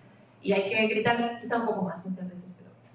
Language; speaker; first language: Spanish; native; Spanish